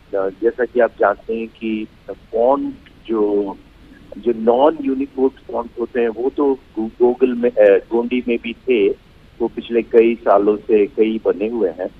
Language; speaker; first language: Hindi; non-native, local second language; Bangla